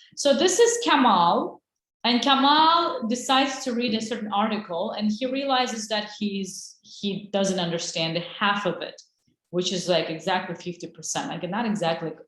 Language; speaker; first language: English; non-native, fluent; Azerbaijani